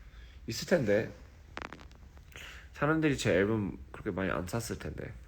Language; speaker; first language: Korean; early bilingual, heritage; English